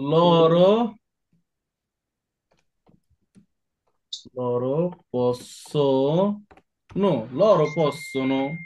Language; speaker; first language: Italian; non-native, fluent; Bangla